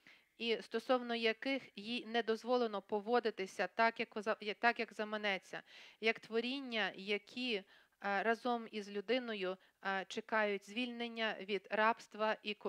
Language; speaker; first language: Ukrainian; native; Ukrainian